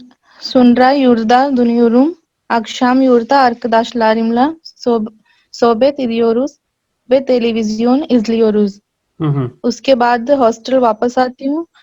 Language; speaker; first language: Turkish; non-native, learner; Urdu